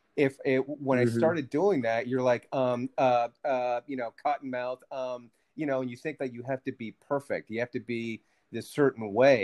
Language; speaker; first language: English; early bilingual, other home language; Spanish